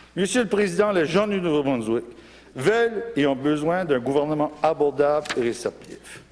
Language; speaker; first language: French; non-native, local second language; English